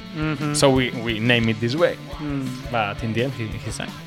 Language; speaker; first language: English; non-native, fluent; Basque